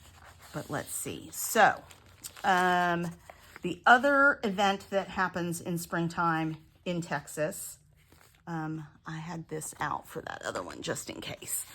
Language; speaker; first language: English; native; English